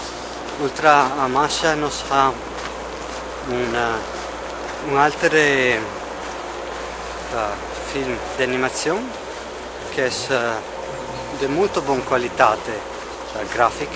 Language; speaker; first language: Italian; non-native, learner; Russian